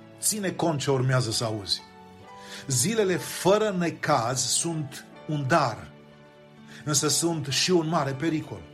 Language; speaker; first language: Romanian; native; Romanian